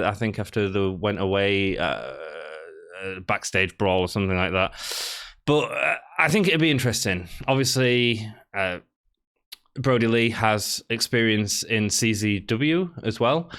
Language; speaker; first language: English; native; English